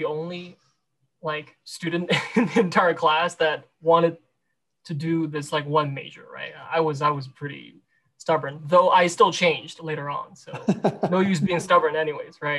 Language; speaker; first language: English; non-native, local second language; Cantonese